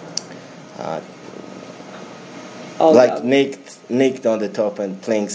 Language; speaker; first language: English; non-native, learner; Georgian